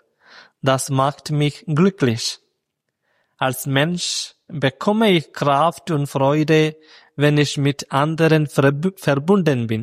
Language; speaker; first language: German; non-native, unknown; Malayalam